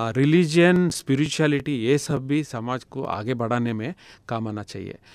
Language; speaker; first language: Hindi; non-native, local second language; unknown